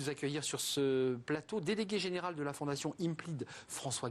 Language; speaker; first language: French; native; French